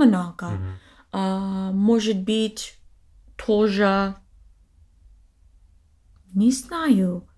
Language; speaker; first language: Russian; non-native, learner; English